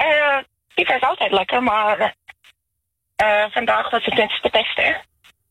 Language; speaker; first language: Dutch; non-native, fluent; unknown